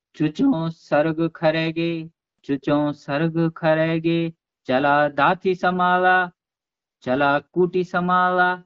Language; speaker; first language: Hindi; non-native, local second language; Garhwali